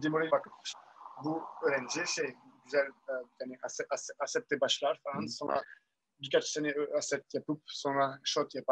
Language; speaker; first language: Turkish; non-native, fluent; French